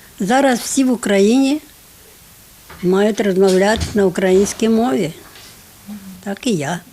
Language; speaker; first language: Ukrainian; non-native, local second language; Russian